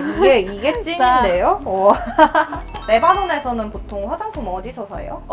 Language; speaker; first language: Korean; native; Korean